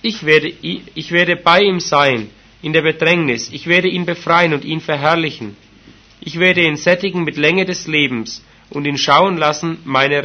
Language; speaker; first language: German; native; German